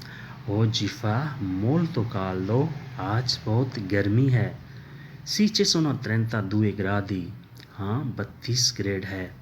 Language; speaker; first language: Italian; non-native, learner; Urdu